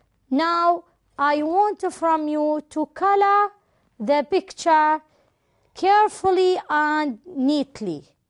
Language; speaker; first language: English; non-native, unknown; Arabic